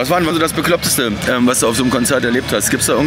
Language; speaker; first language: German; native; German